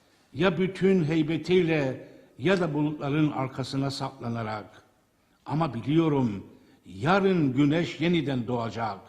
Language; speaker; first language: Turkish; native; Turkish